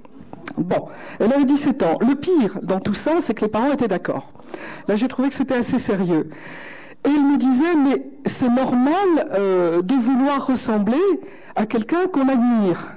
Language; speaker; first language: French; native; French